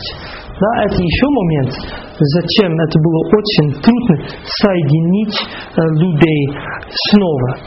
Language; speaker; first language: Russian; non-native, fluent; Dutch